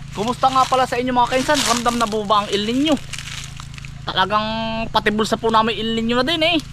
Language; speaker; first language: Filipino; native; Filipino